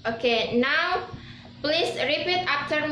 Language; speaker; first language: English; non-native, learner; Indonesian